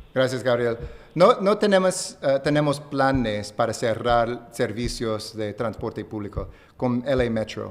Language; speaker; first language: Spanish; non-native, fluent; English